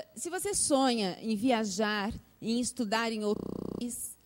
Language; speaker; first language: Portuguese; native; Portuguese